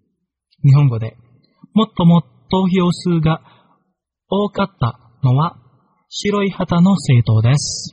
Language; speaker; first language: Japanese; non-native, fluent; Indonesian